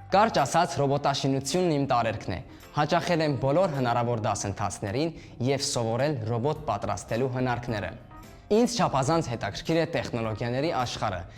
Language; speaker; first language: Armenian; early bilingual, heritage; Armenian